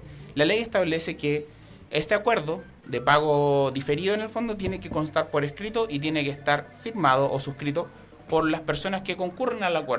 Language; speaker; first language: Spanish; native; Spanish